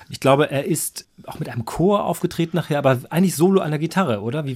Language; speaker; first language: German; native; German